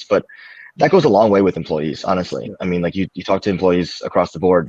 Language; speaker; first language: English; native; English